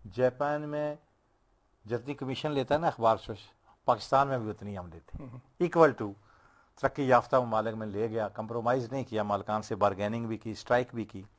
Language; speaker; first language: Urdu; non-native, local second language; Punjabi